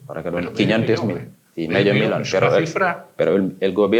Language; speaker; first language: Spanish; non-native, fluent; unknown